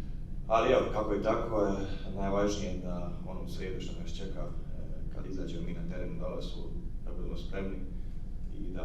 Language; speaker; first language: Croatian; native; Croatian